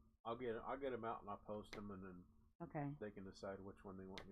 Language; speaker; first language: English; native; English